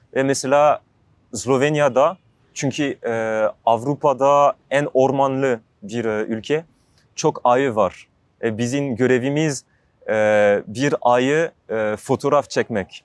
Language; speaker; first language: Turkish; non-native, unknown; French